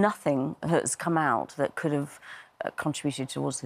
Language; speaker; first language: English; native; English